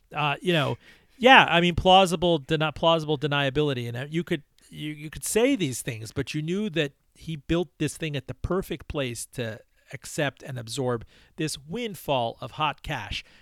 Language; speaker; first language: English; early bilingual, other home language; Persian